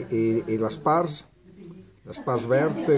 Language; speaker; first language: French; non-native, learner; Italian